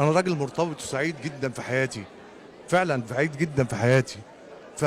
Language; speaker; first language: Arabic; native; Arabic